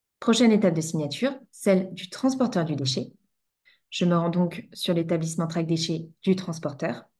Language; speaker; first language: French; native; French